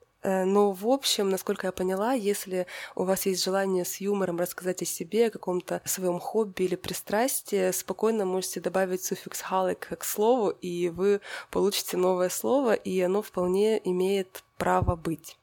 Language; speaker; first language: Russian; native; Russian